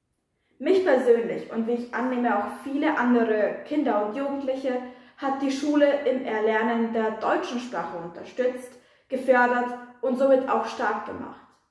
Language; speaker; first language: German; non-native, fluent; Polish